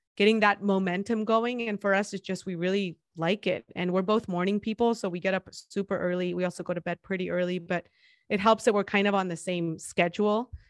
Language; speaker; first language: English; non-native, fluent; Spanish